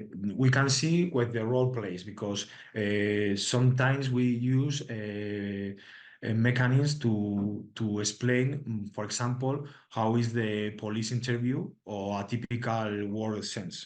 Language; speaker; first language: English; non-native, learner; Spanish